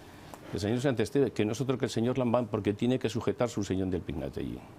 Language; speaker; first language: Spanish; native; Spanish